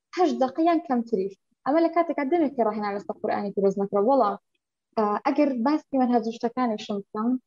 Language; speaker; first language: Central Kurdish; non-native, local second language; Kurdish